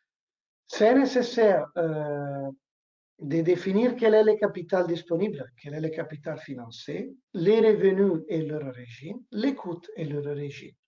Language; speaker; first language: French; non-native, learner; Italian